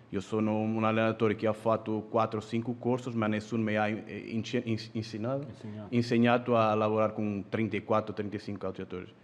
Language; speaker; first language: Italian; non-native, fluent; Portuguese